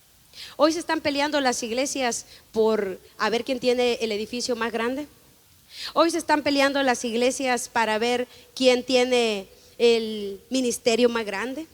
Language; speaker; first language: Spanish; native; Spanish